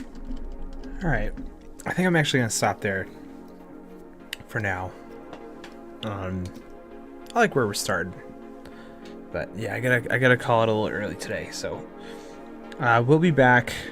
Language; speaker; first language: English; native; English